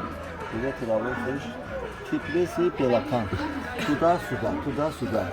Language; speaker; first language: Russian; non-native, learner; Azerbaijani